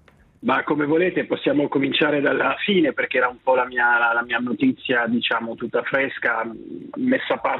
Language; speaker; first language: Italian; non-native, local second language; French